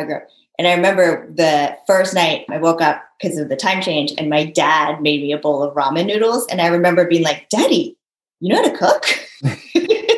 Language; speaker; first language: English; early bilingual, other home language; Japanese